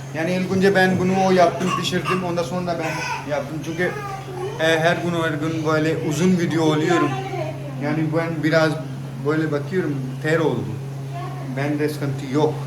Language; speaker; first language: Turkish; non-native, learner; Urdu